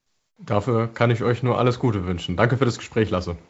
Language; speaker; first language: German; native; German